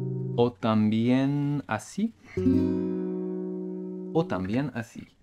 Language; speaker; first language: Spanish; non-native, fluent; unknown